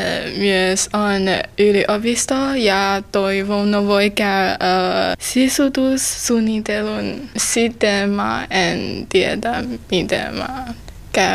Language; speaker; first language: Finnish; non-native, learner; Chinese